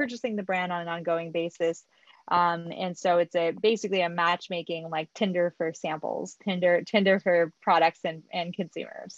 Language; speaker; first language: English; non-native, fluent; French